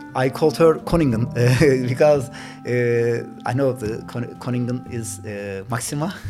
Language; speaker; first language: English; non-native, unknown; Turkish